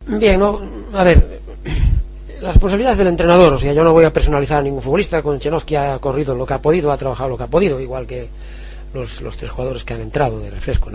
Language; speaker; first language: Spanish; native; Spanish